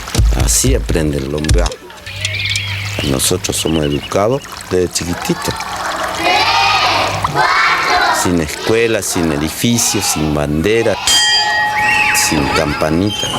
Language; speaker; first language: Spanish; non-native, local second language; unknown